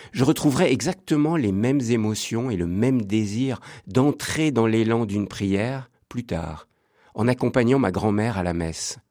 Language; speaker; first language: French; native; French